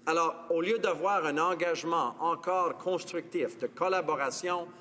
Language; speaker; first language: French; non-native, local second language; English